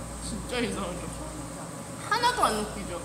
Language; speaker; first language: Korean; non-native, fluent; Thai